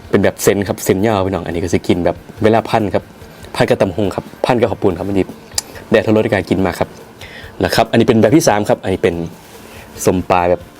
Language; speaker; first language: Thai; native; Thai